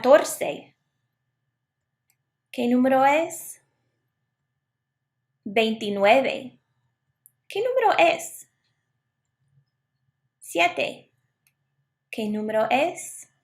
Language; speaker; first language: Spanish; non-native, fluent; English